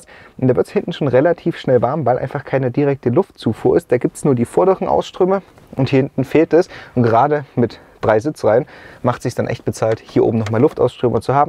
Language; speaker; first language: German; native; German